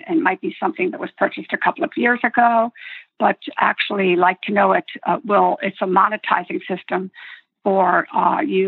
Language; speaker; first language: English; native; English